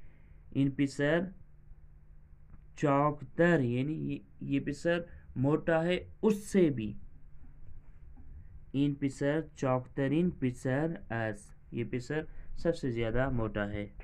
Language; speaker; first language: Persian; non-native, fluent; Urdu